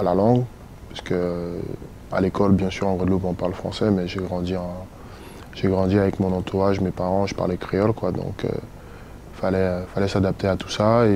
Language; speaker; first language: French; native; French